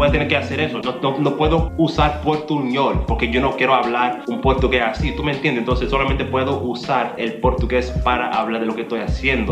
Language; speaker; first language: Spanish; non-native, fluent; English